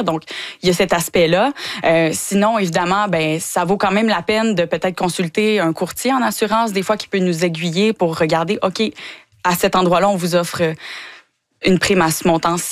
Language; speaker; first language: French; native; French